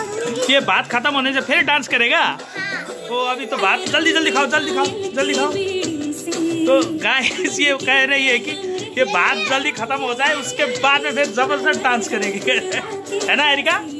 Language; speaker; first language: Hindi; non-native, local second language; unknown